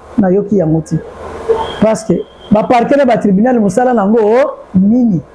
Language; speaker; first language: Lingala; native; Lingala